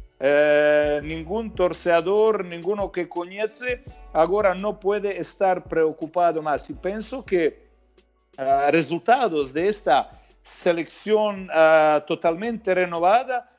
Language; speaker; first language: Spanish; non-native, fluent; Croatian